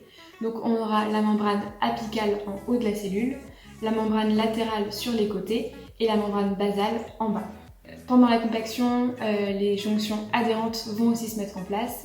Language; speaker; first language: French; native; French